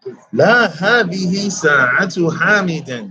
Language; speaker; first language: Arabic; non-native, fluent; English